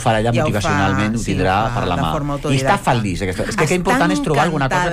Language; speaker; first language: Catalan; native; Catalan